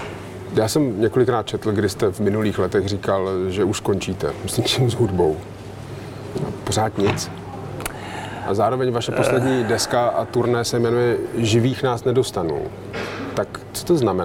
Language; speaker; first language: Czech; native; Czech